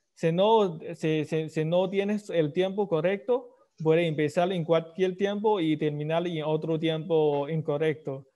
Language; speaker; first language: Spanish; non-native, fluent; Chinese